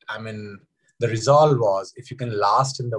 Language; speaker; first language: English; non-native, local second language; Hindi